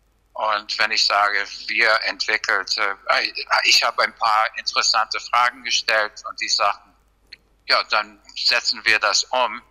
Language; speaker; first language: German; non-native, fluent; English